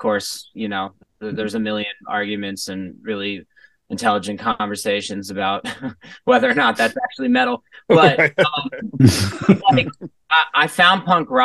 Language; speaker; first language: English; native; English